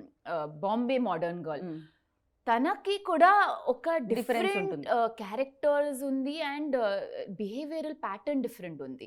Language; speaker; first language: Telugu; non-native, local second language; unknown